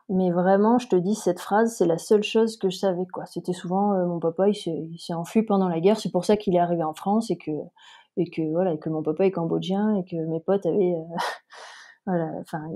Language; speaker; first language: French; native; French